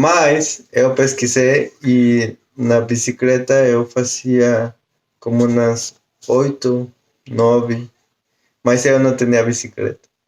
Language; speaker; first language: Portuguese; non-native, learner; Spanish